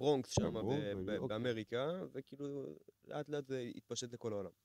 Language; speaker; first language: Hebrew; native; Hebrew